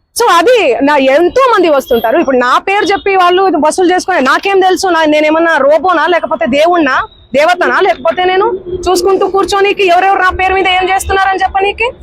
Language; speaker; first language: Telugu; non-native, local second language; Lambadi